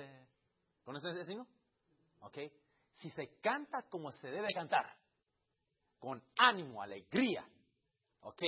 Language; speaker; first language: Spanish; early bilingual, heritage; Spanish